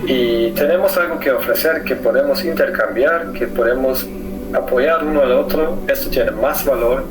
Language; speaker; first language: Spanish; non-native, fluent; German